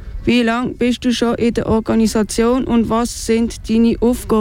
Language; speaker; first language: German; native; German